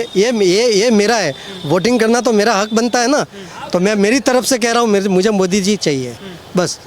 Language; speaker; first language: Hindi; native; Hindi